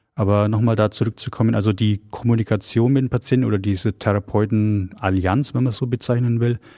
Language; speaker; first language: German; native; German